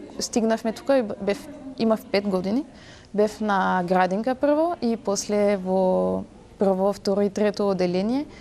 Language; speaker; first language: Macedonian; early bilingual, heritage; French